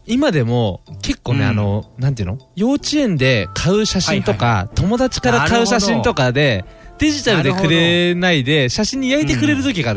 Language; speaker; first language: Japanese; native; Japanese